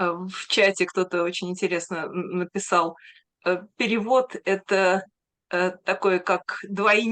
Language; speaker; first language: Russian; native; Russian